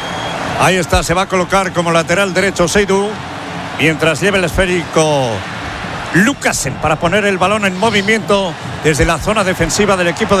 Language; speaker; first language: Spanish; native; Spanish